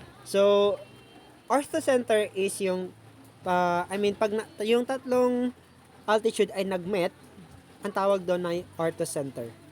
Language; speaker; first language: Filipino; native; Filipino